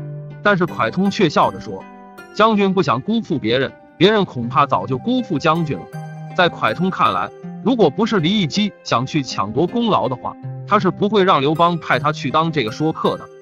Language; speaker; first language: Chinese; native; Chinese